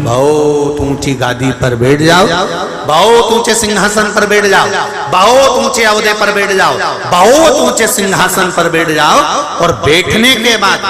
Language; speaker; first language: Hindi; native; Hindi